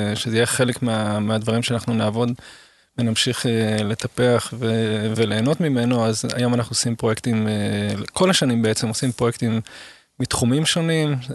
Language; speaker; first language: Hebrew; early bilingual, other home language; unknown